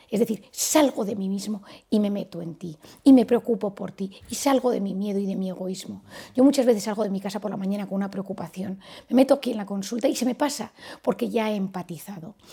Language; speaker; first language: Spanish; native; Spanish